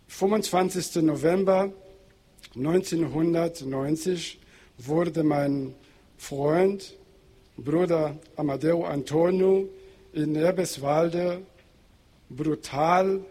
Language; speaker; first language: German; non-native, fluent; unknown